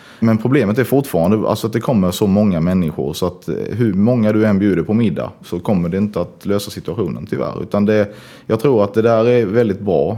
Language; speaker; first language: Swedish; native; Swedish